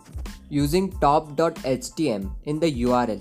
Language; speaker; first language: English; non-native, local second language; Hindi